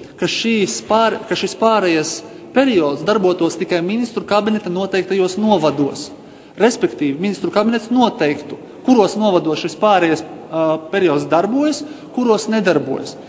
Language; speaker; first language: Latvian; native; Latvian